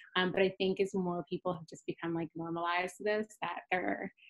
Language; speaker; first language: English; native; English